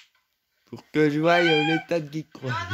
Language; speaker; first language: French; native; French